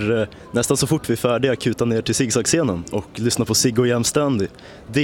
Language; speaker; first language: Swedish; native; Swedish